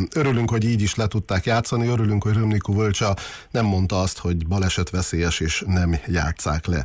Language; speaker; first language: Hungarian; native; Hungarian